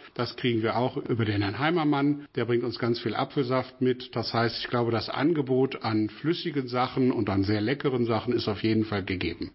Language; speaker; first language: German; native; German